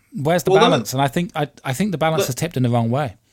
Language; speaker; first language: English; native; English